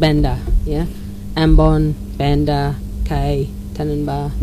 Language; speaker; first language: Indonesian; non-native, learner; English